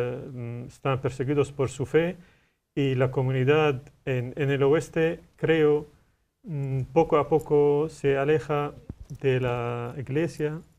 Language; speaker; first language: Spanish; non-native, learner; Arabic